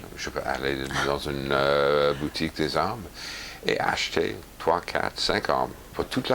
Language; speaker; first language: French; non-native, fluent; English